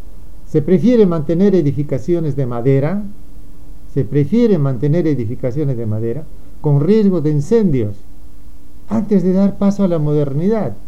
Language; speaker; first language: Spanish; native; Spanish